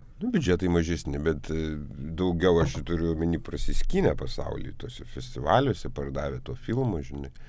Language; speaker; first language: Lithuanian; native; Lithuanian